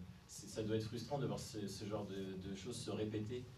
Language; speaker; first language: French; native; French